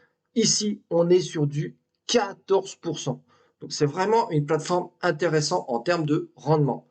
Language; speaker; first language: French; native; French